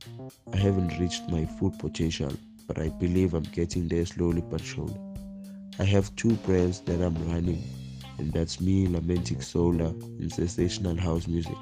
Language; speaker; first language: English; non-native, local second language; Swati